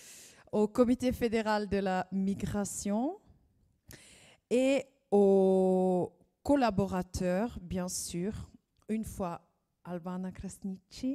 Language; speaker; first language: French; non-native, fluent; German